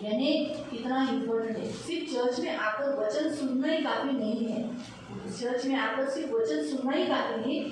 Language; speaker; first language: Hindi; non-native, local second language; Marathi